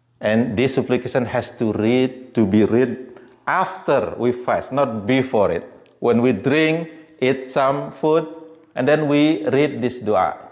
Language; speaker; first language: English; non-native, fluent; Indonesian